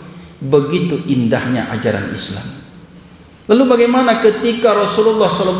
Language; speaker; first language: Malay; non-native, local second language; Minangkabau